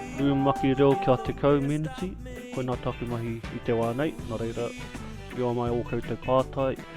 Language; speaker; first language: Māori; non-native, local second language; English